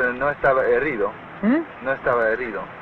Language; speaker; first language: Spanish; non-native, fluent; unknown